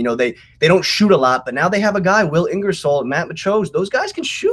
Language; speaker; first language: English; native; English